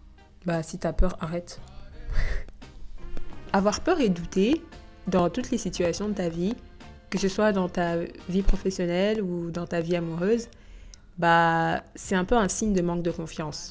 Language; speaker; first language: French; native; French